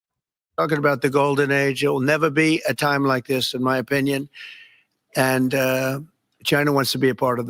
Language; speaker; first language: English; native; English